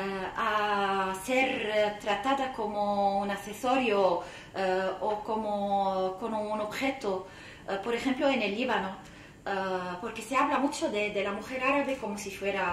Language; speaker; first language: Spanish; non-native, fluent; Arabic